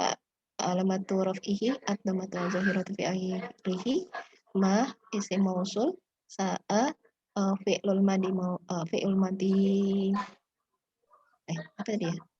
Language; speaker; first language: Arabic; non-native, learner; Indonesian